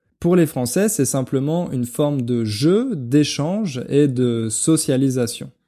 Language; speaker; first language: French; native; French